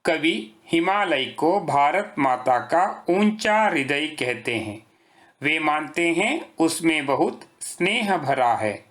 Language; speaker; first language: Hindi; non-native, local second language; Kannada